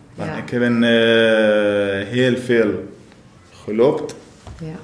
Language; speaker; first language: Dutch; non-native, fluent; Arabic